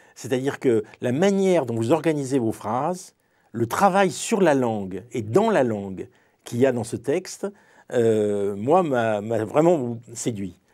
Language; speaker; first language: French; native; French